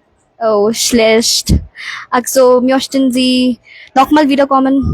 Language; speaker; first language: German; non-native, learner; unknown